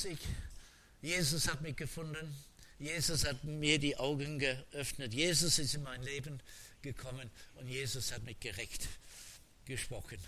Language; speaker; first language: German; non-native, fluent; English